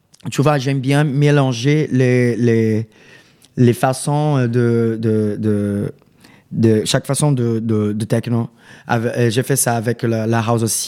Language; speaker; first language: French; non-native, learner; Portuguese